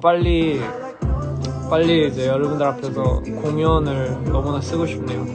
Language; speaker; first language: Korean; early bilingual, heritage; English